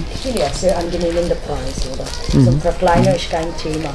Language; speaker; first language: German; non-native, fluent; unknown